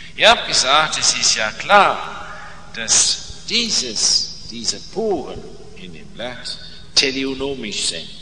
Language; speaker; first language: German; non-native, fluent; English